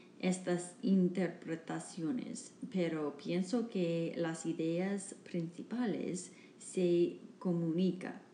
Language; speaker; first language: Spanish; non-native, learner; English